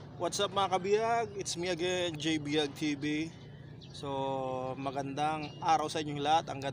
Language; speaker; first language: Filipino; non-native, local second language; Bikol